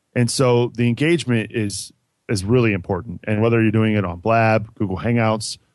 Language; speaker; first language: English; native; English